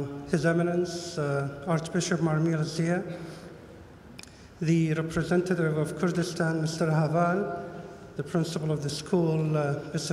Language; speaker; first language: English; non-native, fluent; Arabic